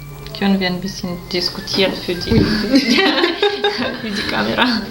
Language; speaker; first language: German; non-native, fluent; Russian